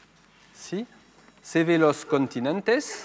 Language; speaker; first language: Spanish; non-native, fluent; French